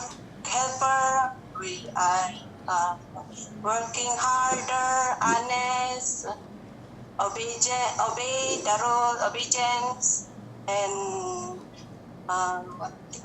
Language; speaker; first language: English; non-native, learner; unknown